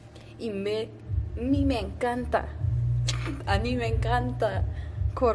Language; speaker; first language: Spanish; non-native, learner; English